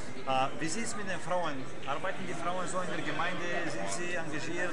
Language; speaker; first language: German; non-native, fluent; Bulgarian